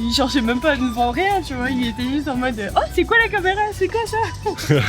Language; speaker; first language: French; native; French